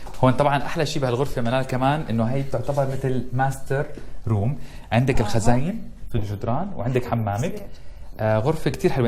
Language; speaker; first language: Arabic; native; Arabic